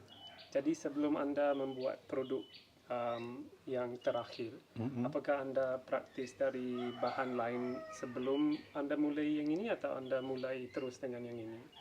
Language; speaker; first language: Indonesian; non-native, fluent; English